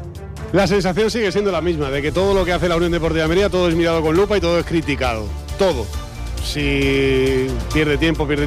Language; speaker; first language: Spanish; native; Spanish